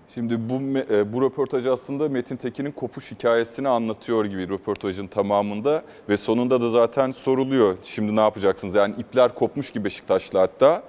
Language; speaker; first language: Turkish; native; Turkish